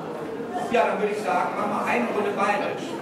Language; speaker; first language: German; native; German